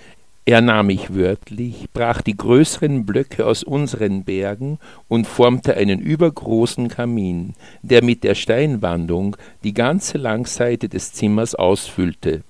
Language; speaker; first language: German; native; German